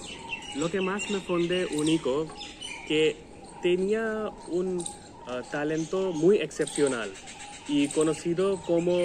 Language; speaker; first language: Spanish; non-native, learner; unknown